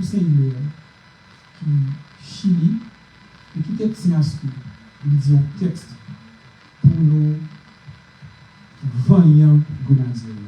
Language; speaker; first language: French; non-native, local second language; Haitian Creole